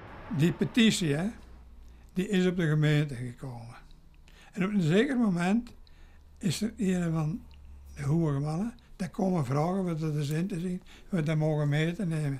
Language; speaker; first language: Dutch; native; Dutch